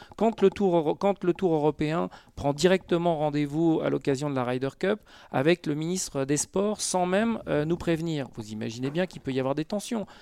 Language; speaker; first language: French; native; French